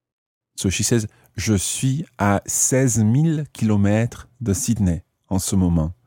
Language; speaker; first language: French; non-native, fluent; English